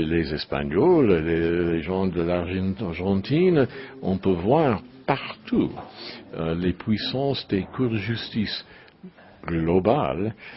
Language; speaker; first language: French; non-native, learner; English